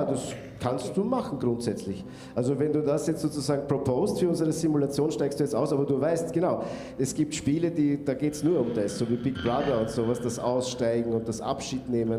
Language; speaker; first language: German; native; German